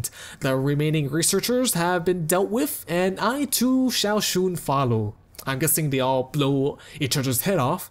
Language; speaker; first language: English; native; English